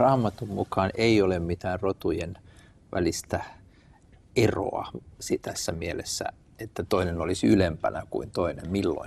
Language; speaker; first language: Finnish; native; Finnish